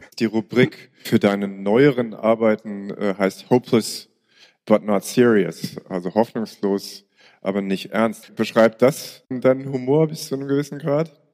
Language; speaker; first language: German; native; German